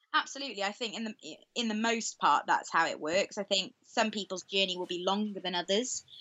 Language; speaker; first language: English; native; English